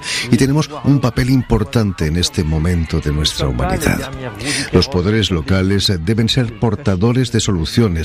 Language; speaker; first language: Spanish; native; Spanish